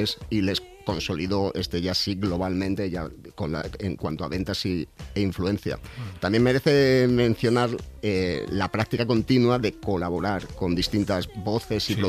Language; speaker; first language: Spanish; native; Spanish